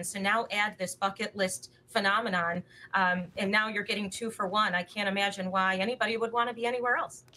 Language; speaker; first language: English; native; English